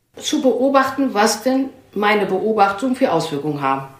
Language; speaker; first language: German; native; German